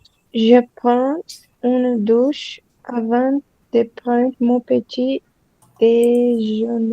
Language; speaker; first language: French; non-native, learner; Portuguese